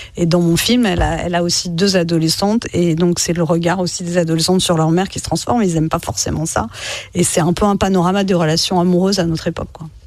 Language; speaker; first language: French; native; French